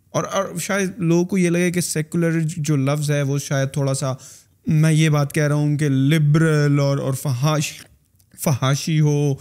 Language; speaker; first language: Urdu; native; Urdu